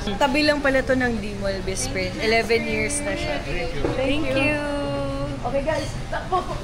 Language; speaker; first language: Filipino; non-native, local second language; Cebuano